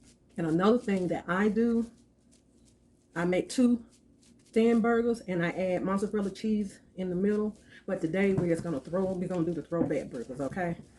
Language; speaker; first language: English; native; English